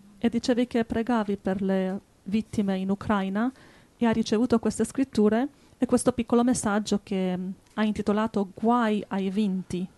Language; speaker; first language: Italian; native; Italian